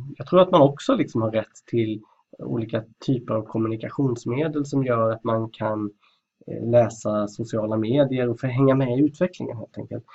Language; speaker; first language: Swedish; native; Swedish